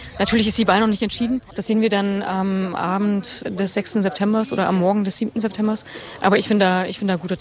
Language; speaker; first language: German; native; German